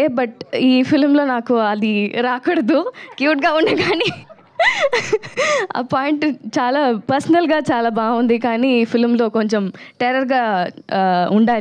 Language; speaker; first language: Telugu; non-native, learner; Tamil